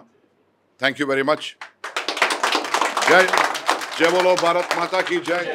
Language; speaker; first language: Telugu; native; Telugu